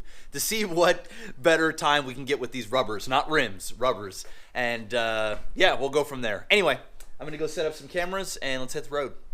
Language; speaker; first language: English; native; English